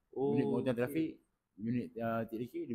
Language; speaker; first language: Malay; native; Malay